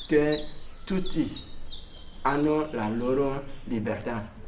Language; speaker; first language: Italian; non-native, fluent; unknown